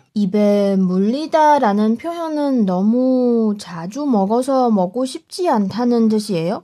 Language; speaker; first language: Korean; non-native, fluent; Chinese